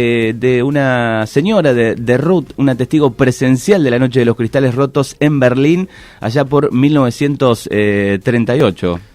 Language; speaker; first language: Spanish; native; Spanish